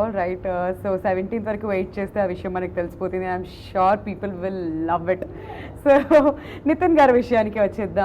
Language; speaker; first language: Telugu; native; Telugu